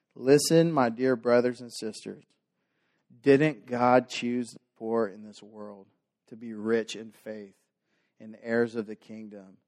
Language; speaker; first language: English; native; English